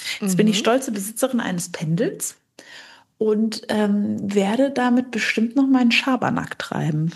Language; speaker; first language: German; early bilingual, other home language; French